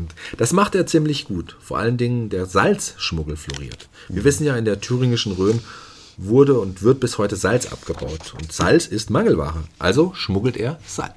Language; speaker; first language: German; native; German